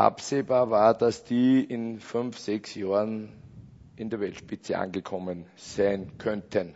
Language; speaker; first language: German; native; German